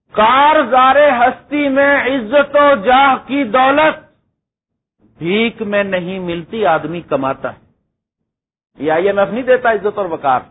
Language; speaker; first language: Urdu; non-native, local second language; Punjabi